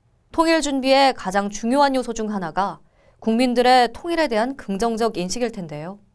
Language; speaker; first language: Korean; native; Korean